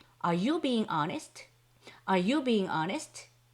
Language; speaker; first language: English; non-native, fluent; Korean